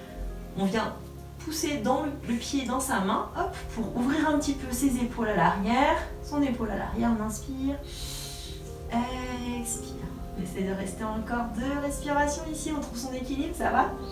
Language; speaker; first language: French; native; French